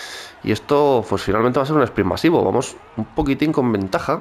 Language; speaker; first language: Spanish; native; Spanish